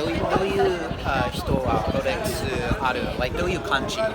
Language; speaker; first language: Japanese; non-native, learner; English